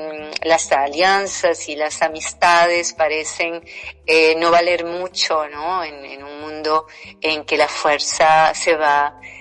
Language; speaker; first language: Spanish; non-native, fluent; Portuguese